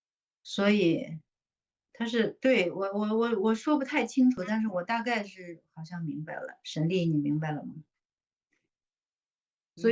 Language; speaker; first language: Chinese; native; Chinese